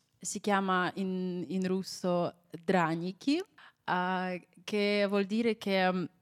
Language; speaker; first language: Italian; non-native, fluent; Belarusian